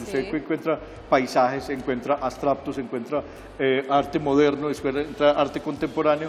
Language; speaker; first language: Spanish; native; Spanish